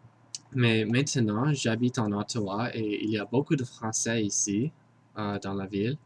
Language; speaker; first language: French; non-native, learner; English